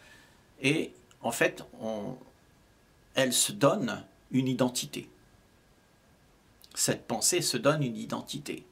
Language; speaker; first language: French; native; French